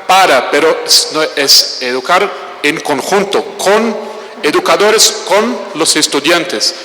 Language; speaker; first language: Spanish; non-native, fluent; Portuguese